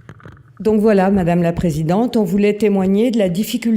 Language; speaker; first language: French; native; French